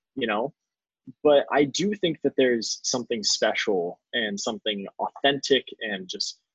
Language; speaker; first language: English; native; English